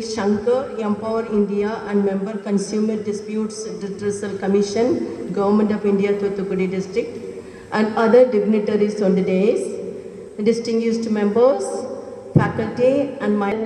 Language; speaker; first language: English; non-native, local second language; Tamil